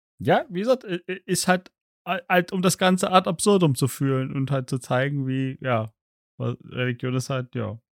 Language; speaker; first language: German; native; German